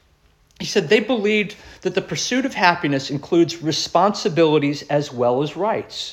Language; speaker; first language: English; native; English